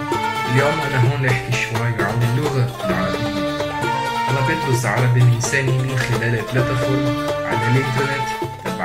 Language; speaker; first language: Arabic; non-native, learner; Portuguese